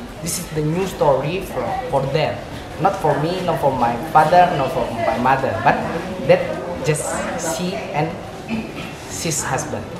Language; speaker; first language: English; non-native, learner; Indonesian